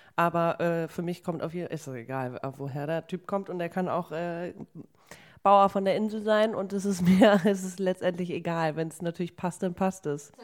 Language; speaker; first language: German; native; German